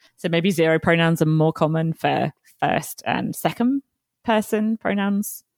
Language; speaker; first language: English; native; English